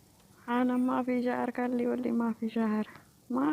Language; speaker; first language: Arabic; non-native, learner; Oromo